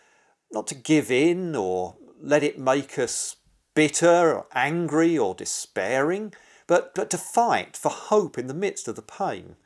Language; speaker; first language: English; native; English